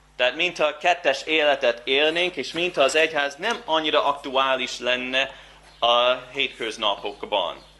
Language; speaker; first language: Hungarian; non-native, fluent; English